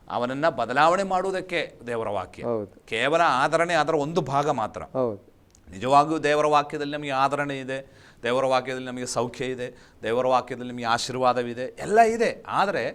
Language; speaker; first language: Kannada; non-native, local second language; Malayalam